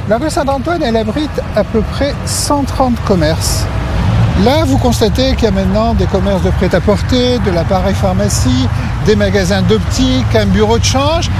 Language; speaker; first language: French; native; French